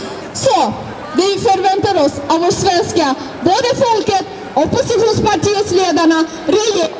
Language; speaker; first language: Swedish; non-native, fluent; Azerbaijani